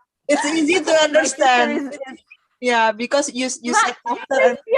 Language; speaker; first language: English; non-native, learner; Indonesian